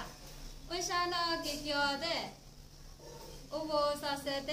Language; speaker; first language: Japanese; non-native, learner; Vietnamese